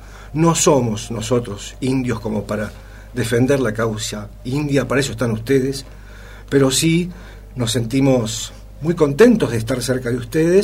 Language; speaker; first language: Spanish; native; Spanish